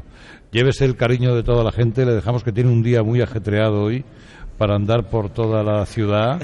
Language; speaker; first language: Spanish; native; Spanish